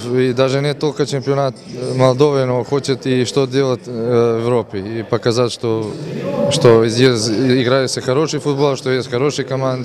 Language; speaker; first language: Russian; non-native, learner; Serbian